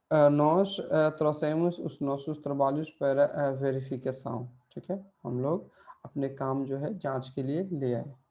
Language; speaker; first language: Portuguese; non-native, fluent; Hindi